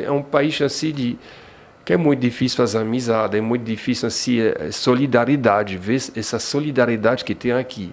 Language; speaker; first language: Portuguese; non-native, fluent; French